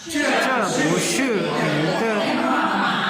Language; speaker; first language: Chinese; non-native, learner; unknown